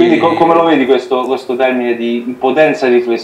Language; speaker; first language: Italian; native; Italian